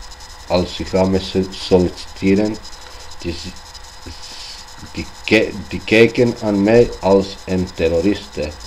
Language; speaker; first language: Dutch; non-native, local second language; Albanian